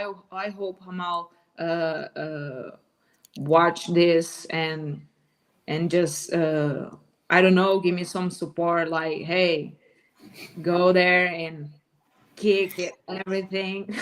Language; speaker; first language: English; non-native, learner; Portuguese